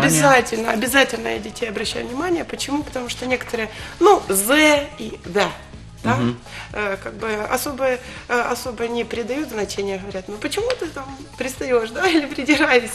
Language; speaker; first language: Russian; native; Russian